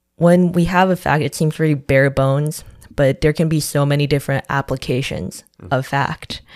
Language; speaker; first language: English; non-native, fluent; Chinese